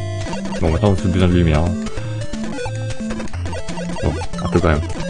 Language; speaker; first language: French; native; French